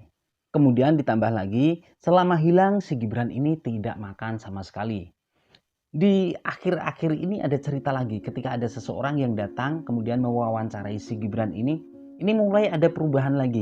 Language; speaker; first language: Indonesian; native; Indonesian